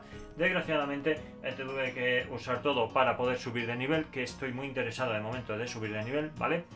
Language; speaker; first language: Spanish; native; Spanish